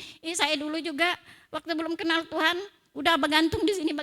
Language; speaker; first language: Indonesian; native; Indonesian